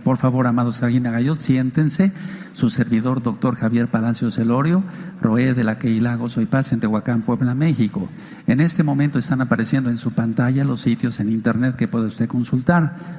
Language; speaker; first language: Spanish; native; Spanish